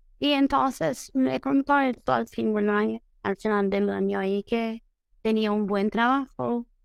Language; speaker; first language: Spanish; non-native, fluent; Portuguese